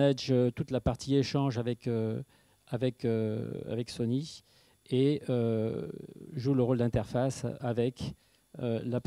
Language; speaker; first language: French; native; French